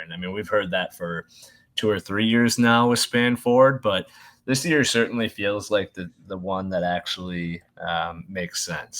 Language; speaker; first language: English; native; English